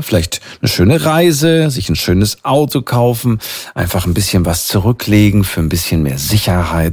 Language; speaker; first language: German; native; German